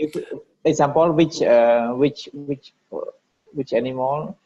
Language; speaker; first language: English; non-native, learner; Vietnamese